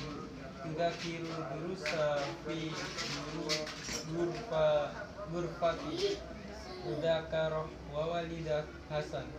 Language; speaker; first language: Arabic; non-native, learner; Indonesian